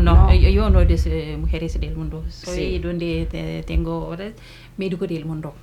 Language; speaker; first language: Spanish; non-native, learner; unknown